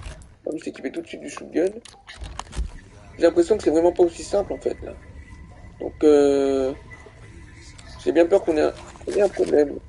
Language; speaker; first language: French; native; French